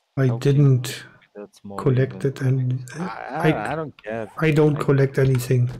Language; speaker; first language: English; non-native, fluent; German